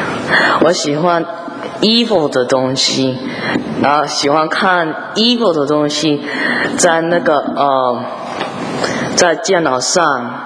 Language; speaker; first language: Chinese; early bilingual, heritage; English